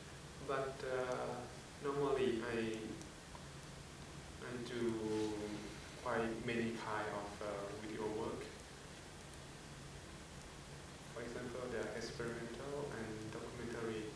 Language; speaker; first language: English; non-native, fluent; Thai